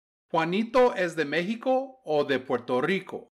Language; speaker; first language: Spanish; non-native, fluent; English